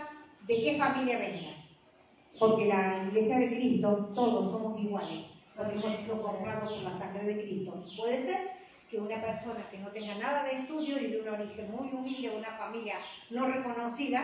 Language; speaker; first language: Spanish; native; Spanish